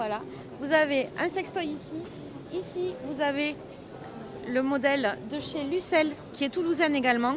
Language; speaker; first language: French; native; French